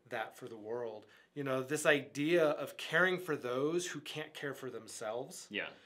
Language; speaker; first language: English; native; English